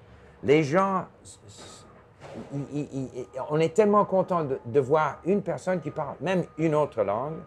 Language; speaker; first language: French; non-native, local second language; English